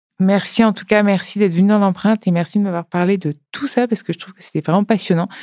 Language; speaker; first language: French; native; French